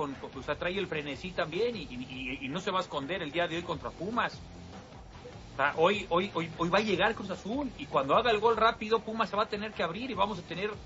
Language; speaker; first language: Spanish; native; Spanish